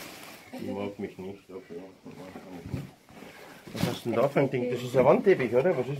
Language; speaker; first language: German; native; German